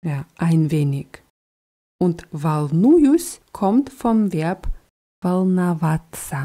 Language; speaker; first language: German; non-native, fluent; Russian